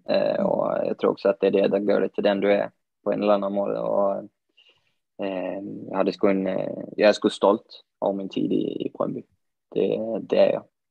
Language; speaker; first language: Swedish; native; Swedish